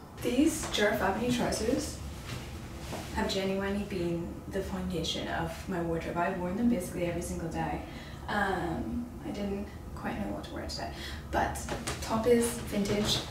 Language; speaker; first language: English; native; English